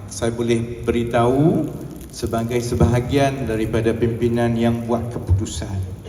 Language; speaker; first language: Malay; native; Malay